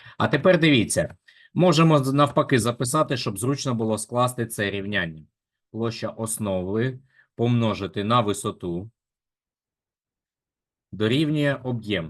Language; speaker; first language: Ukrainian; native; Ukrainian